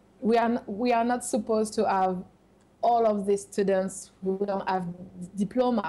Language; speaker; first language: English; non-native, fluent; French